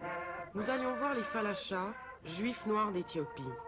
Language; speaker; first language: French; native; French